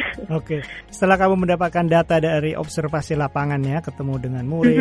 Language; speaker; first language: Indonesian; native; Indonesian